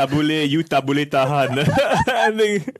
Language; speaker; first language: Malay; non-native, learner; English